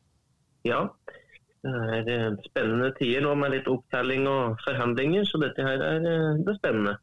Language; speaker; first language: Norwegian; native; Norwegian